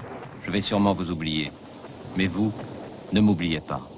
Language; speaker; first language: French; native; French